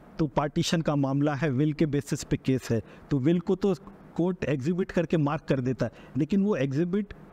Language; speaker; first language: Hindi; native; Hindi